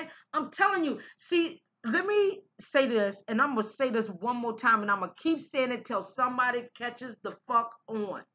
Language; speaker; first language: English; native; English